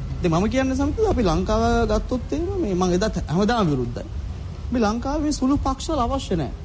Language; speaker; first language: Sinhala; non-native, local second language; Tamil